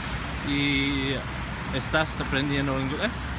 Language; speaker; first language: Spanish; non-native, fluent; English